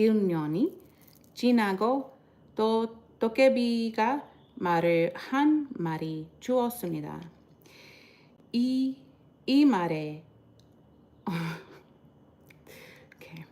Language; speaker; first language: Korean; non-native, learner; English